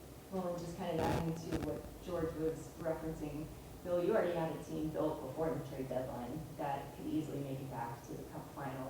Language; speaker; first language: English; native; English